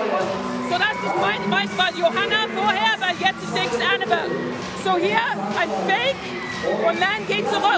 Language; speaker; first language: German; non-native, learner; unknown